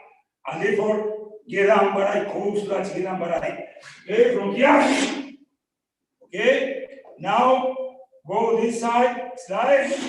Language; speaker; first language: English; non-native, learner; Spanish